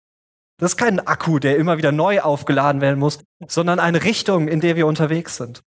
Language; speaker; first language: German; native; German